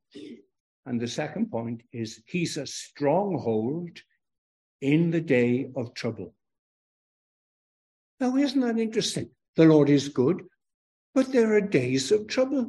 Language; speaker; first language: English; native; English